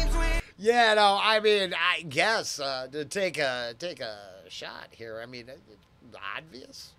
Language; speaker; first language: English; native; English